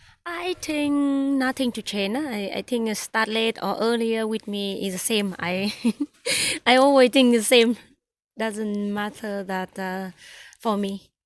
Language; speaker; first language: English; non-native, learner; Vietnamese